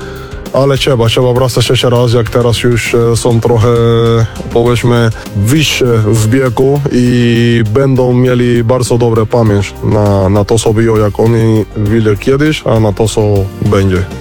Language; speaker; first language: Polish; non-native, learner; Spanish